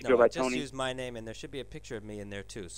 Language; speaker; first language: English; native; English